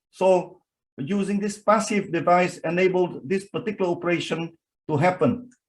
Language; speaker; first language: English; non-native, fluent; Vietnamese